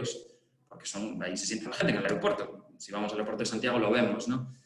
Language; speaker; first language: Spanish; native; Spanish